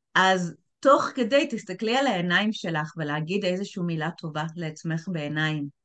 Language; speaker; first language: Hebrew; non-native, fluent; English